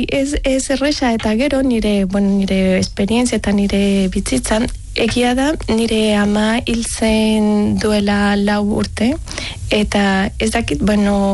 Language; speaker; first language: Basque; non-native, learner; Spanish